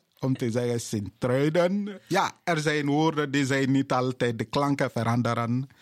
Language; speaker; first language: Dutch; non-native, fluent; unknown